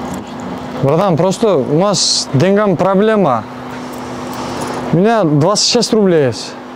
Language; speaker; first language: Russian; non-native, learner; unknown